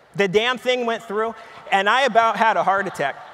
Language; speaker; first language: English; native; English